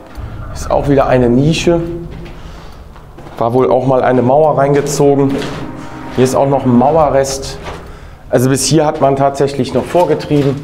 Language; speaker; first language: German; native; German